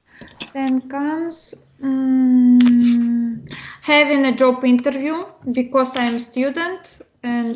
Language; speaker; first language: English; non-native, learner; Russian